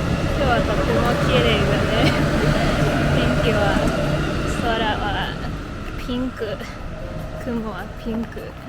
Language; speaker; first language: Japanese; non-native, learner; English